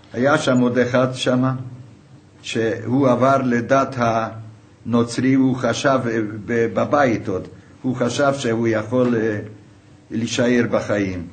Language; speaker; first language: Hebrew; non-native, fluent; Hungarian